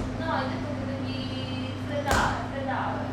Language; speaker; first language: Italian; non-native, fluent; Polish